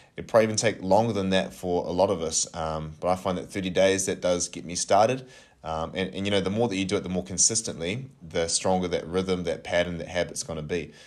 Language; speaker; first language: English; native; English